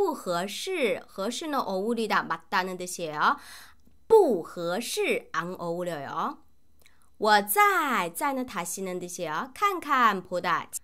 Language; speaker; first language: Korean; non-native, fluent; Chinese